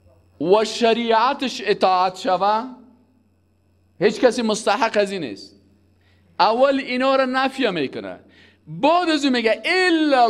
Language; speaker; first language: Persian; native; Persian